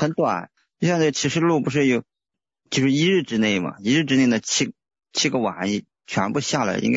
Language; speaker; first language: Chinese; native; Chinese